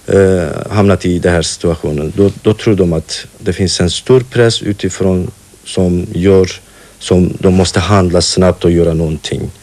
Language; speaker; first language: Swedish; non-native, fluent; Kurdish